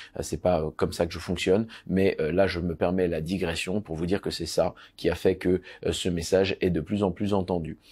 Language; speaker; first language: French; native; French